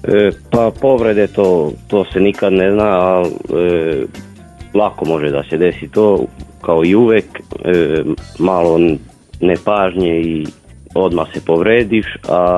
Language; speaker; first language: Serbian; non-native, local second language; Hungarian